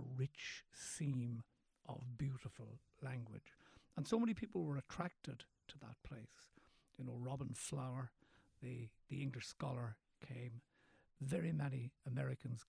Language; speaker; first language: English; native; English